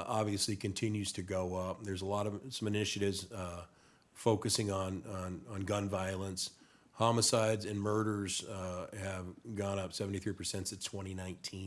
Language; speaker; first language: English; native; English